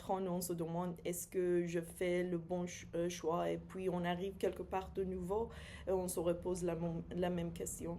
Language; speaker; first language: French; non-native, fluent; Persian